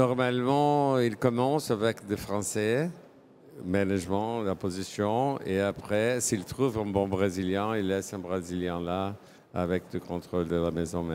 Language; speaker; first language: French; non-native, fluent; Portuguese